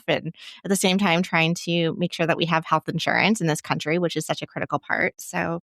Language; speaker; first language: English; native; English